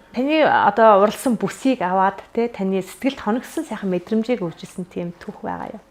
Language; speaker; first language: Mongolian; native; Mongolian